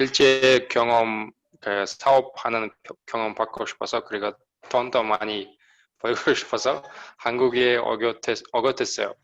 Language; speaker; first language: Korean; non-native, learner; Uzbek